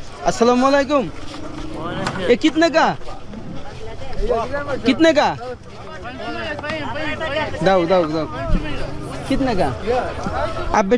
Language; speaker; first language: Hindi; non-native, learner; Bangla